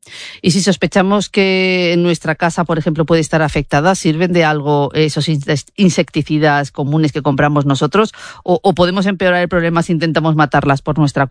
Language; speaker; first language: Spanish; native; Spanish